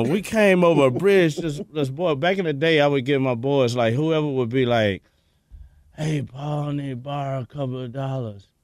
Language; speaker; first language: English; native; English